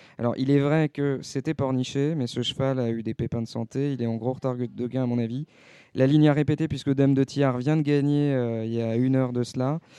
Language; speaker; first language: French; native; French